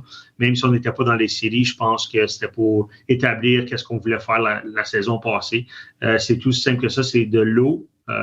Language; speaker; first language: French; native; French